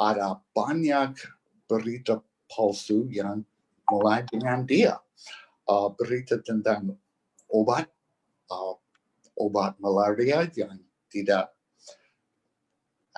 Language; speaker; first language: Indonesian; non-native, fluent; English